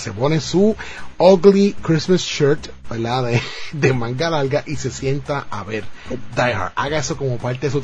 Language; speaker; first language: Spanish; native; Spanish